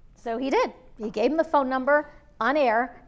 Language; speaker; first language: English; native; English